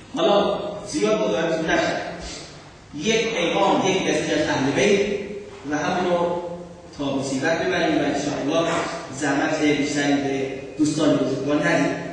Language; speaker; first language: Persian; non-native, fluent; Urdu